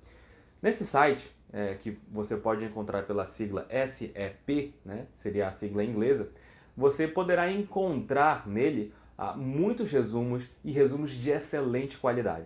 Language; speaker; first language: Portuguese; native; Portuguese